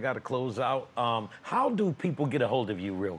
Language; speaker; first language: English; native; English